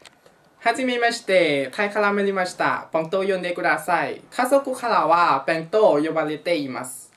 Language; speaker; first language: Japanese; non-native, learner; Thai